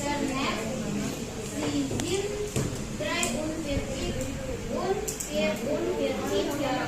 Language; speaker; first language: German; non-native, learner; Indonesian